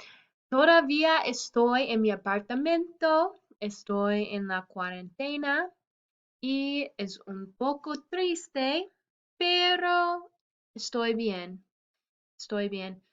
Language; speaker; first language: Spanish; non-native, fluent; English